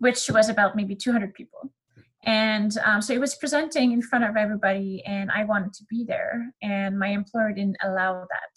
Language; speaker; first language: English; non-native, fluent; French